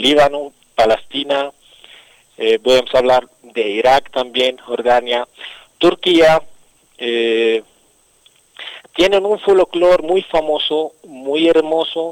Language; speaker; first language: Spanish; non-native, fluent; Arabic